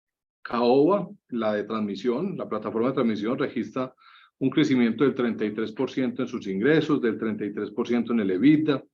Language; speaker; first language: Spanish; native; Spanish